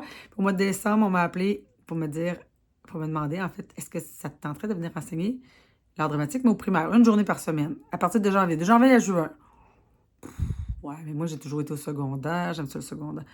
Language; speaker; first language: French; native; French